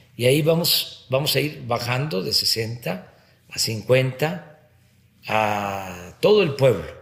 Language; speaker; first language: Spanish; native; Spanish